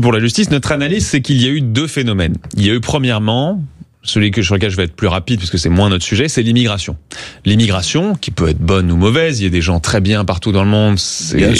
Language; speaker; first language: French; native; French